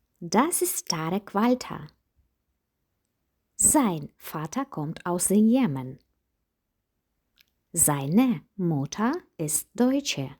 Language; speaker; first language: German; non-native, fluent; Ukrainian